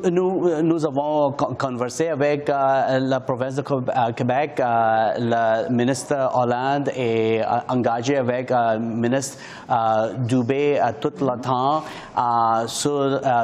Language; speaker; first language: French; non-native, learner; English